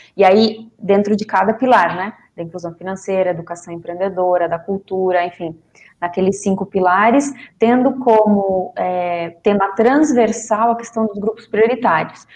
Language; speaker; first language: Portuguese; non-native, fluent; Spanish